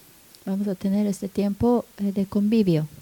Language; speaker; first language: Spanish; non-native, learner; Japanese